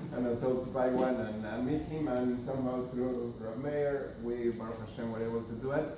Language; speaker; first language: English; non-native, fluent; Spanish